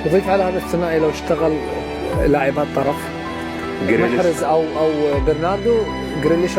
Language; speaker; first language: Arabic; native; Arabic